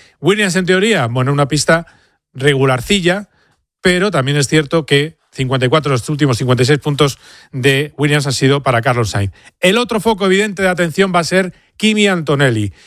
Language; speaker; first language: Spanish; native; Spanish